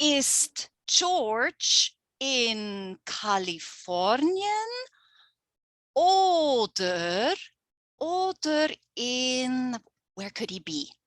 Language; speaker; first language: German; non-native, fluent; English